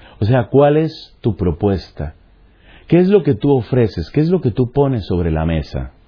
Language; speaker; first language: Spanish; native; Spanish